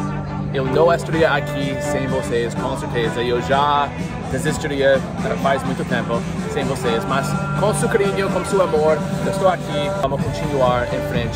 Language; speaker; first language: Portuguese; non-native, fluent; English